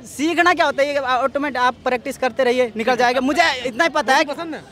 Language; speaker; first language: Hindi; native; Hindi